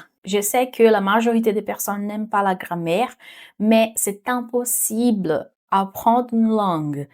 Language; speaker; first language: French; non-native, fluent; Portuguese